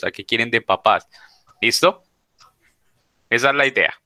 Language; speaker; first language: Spanish; native; Spanish